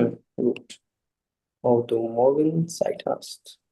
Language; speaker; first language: German; non-native, fluent; Hindi